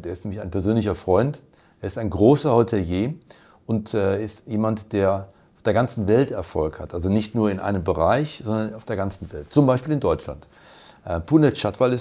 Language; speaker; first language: German; native; German